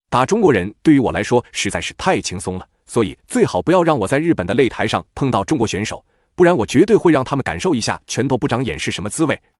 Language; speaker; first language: Chinese; native; Chinese